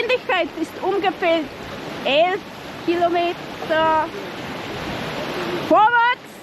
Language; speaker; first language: German; non-native, learner; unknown